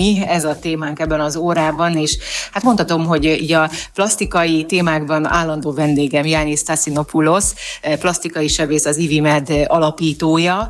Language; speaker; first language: Hungarian; native; Hungarian